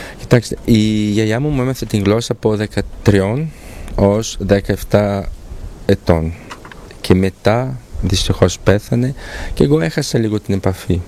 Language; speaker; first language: Greek; non-native, fluent; Portuguese